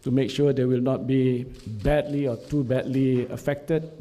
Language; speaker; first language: English; non-native, local second language; Malay